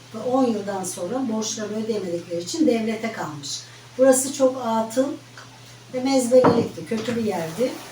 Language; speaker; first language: Turkish; native; Turkish